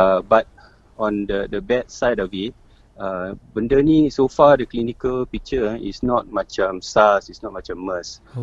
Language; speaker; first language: English; non-native, local second language; Malay